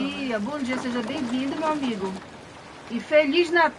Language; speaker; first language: Portuguese; native; Portuguese